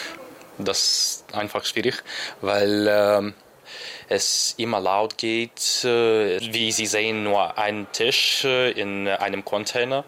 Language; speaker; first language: German; non-native, learner; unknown